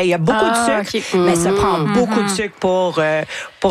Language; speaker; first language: French; non-native, fluent; English